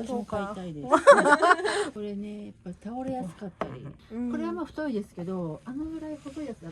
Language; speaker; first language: Japanese; native; Japanese